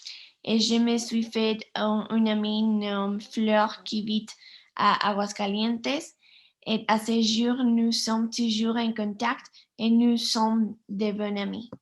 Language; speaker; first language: French; non-native, learner; Spanish